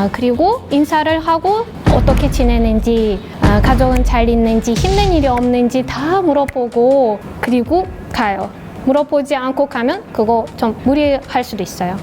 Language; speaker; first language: Korean; non-native, fluent; Uzbek